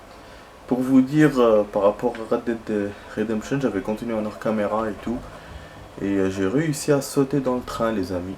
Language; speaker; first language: French; native; French